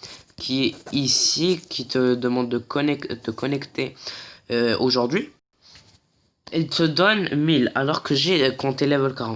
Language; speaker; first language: French; native; French